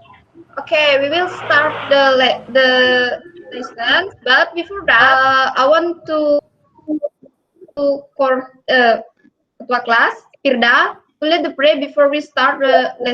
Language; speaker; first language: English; non-native, fluent; Indonesian